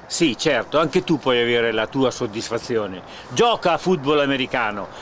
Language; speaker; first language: Italian; native; Italian